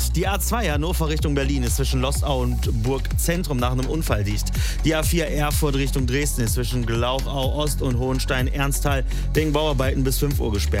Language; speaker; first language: German; native; German